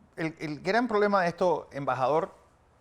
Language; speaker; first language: Spanish; native; Spanish